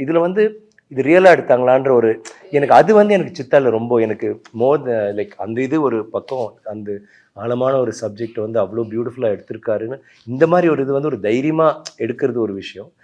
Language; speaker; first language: Tamil; native; Tamil